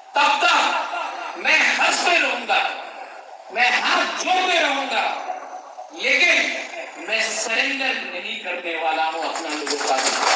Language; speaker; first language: Hindi; non-native, local second language; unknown